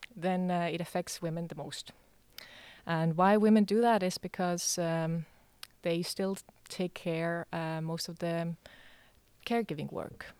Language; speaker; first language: English; non-native, fluent; Estonian